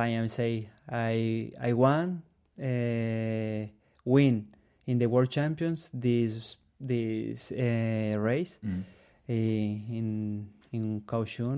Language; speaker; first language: English; non-native, learner; Spanish